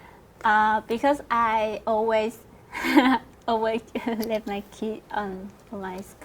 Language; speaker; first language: English; non-native, learner; Vietnamese